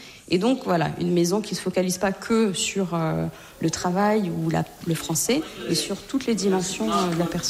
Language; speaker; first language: French; native; French